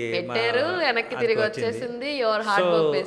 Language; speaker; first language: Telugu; native; Telugu